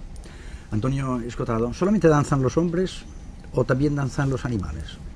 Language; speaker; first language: Spanish; native; Spanish